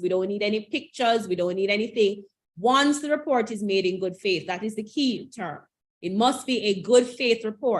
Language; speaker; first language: English; native; English